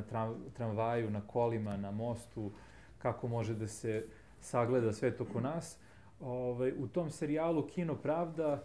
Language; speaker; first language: Serbian; native; Serbian